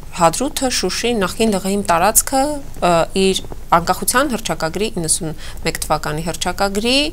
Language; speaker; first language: Armenian; native; Armenian